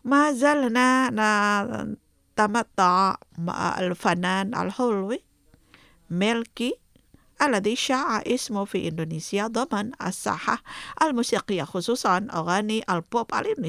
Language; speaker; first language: Arabic; non-native, fluent; Indonesian